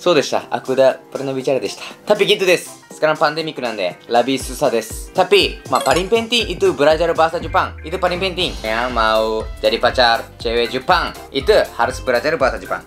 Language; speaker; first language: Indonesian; non-native, learner; Japanese